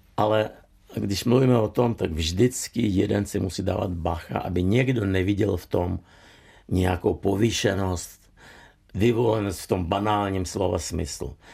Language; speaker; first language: Czech; non-native, fluent; Russian